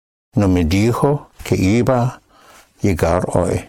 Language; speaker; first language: Spanish; non-native, fluent; English